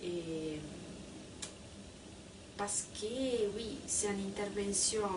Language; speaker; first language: French; non-native, fluent; Italian